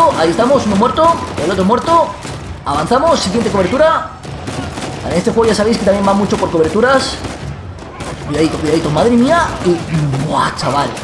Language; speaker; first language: Spanish; native; Spanish